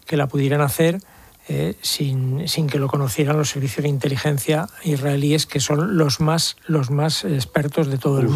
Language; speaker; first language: Spanish; native; Spanish